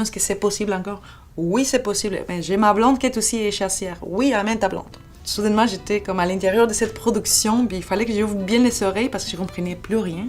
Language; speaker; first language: French; non-native, fluent; Spanish